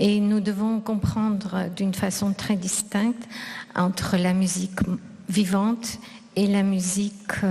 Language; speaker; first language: French; non-native, fluent; Russian